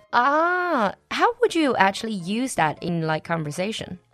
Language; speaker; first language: English; non-native, fluent; Chinese